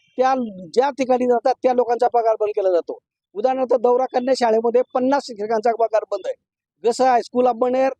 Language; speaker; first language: Marathi; native; Marathi